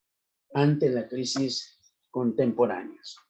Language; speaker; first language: Spanish; native; Spanish